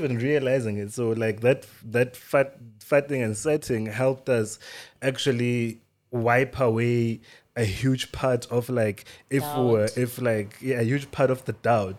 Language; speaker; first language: English; non-native, local second language; Swati